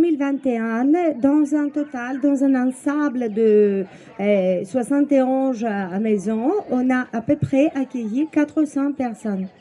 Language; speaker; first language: French; non-native, fluent; Greek